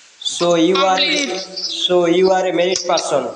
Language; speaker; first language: English; non-native, learner; Bangla